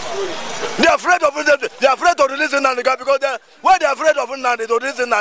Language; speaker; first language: English; non-native, local second language; Igbo